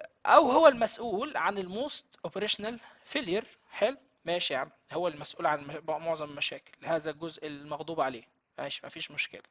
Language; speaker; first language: Arabic; native; Arabic